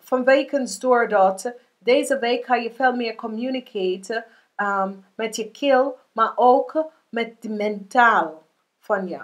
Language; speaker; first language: Dutch; non-native, learner; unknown